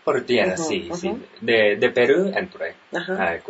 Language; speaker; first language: Spanish; non-native, learner; Japanese